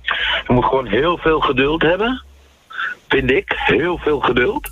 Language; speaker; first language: Dutch; non-native, fluent; Spanish